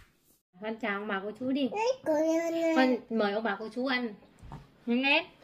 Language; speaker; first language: Vietnamese; native; Vietnamese